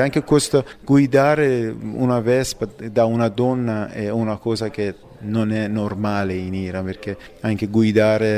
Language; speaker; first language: Italian; non-native, fluent; Persian